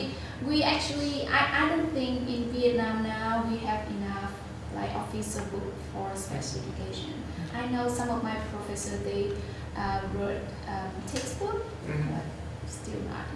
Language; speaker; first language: English; non-native, fluent; Vietnamese